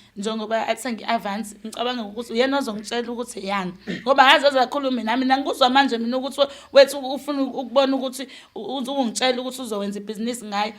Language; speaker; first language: Zulu; native; Zulu